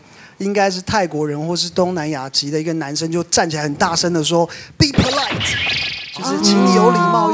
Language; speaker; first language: Chinese; native; Chinese